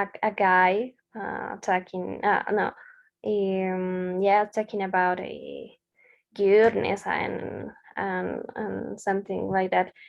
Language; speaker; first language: English; non-native, learner; Spanish